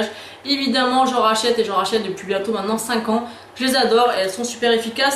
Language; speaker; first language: French; native; French